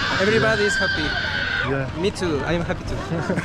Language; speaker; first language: English; non-native, fluent; Spanish